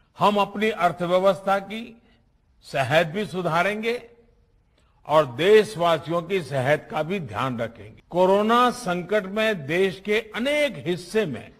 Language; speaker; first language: Hindi; non-native, local second language; Gujarati